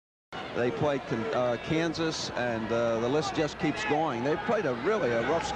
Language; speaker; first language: English; native; English